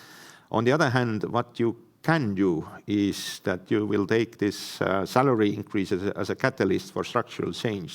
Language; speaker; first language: English; non-native, fluent; Estonian